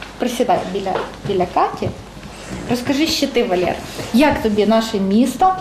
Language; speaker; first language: Ukrainian; native; Ukrainian